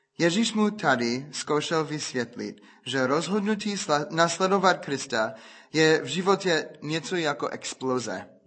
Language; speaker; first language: Czech; non-native, fluent; English